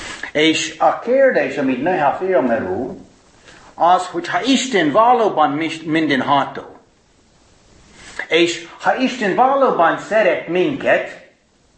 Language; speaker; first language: Hungarian; non-native, fluent; English